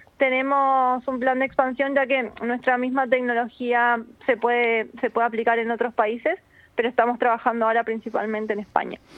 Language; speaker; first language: Spanish; native; Spanish